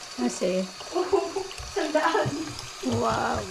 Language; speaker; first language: Filipino; native; Filipino